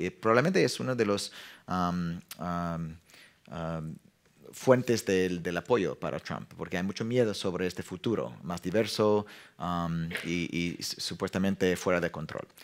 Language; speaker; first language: Spanish; non-native, fluent; English